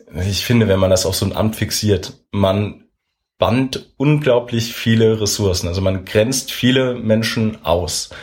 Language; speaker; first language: German; native; German